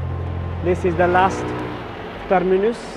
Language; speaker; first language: English; non-native, learner; Hindi